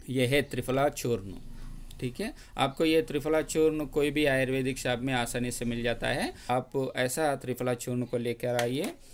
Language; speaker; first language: Hindi; non-native, local second language; Telugu